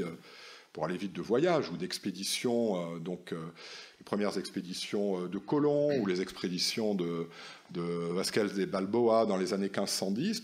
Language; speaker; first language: French; native; French